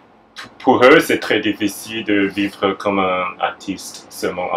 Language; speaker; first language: French; non-native, fluent; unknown